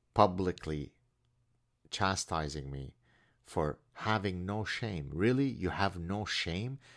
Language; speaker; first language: English; non-native, fluent; Arabic